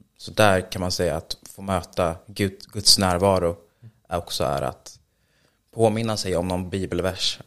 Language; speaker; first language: Swedish; native; Swedish